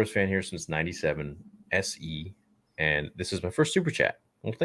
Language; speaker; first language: English; native; English